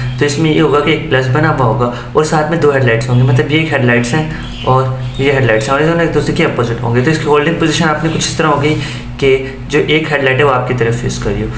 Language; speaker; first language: Urdu; native; Urdu